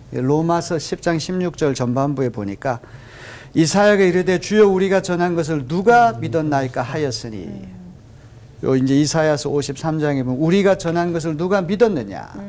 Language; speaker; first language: Korean; native; Korean